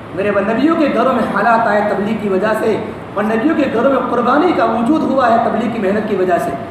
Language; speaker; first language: Urdu; non-native, local second language; Gujarati